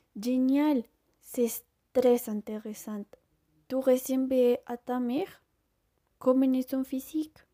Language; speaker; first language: French; non-native, learner; Spanish